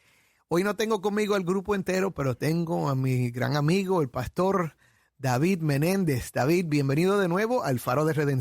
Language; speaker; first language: Spanish; native; Spanish